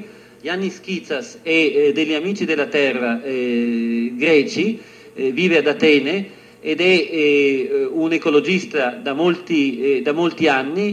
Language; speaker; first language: Italian; native; Italian